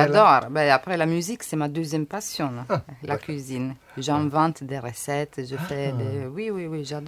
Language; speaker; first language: French; non-native, fluent; Italian